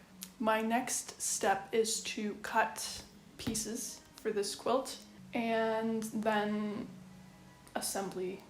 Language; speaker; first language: English; native; English